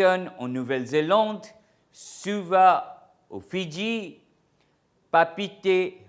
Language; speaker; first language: French; non-native, fluent; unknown